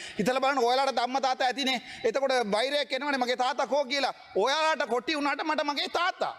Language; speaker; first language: Sinhala; non-native, local second language; Tamil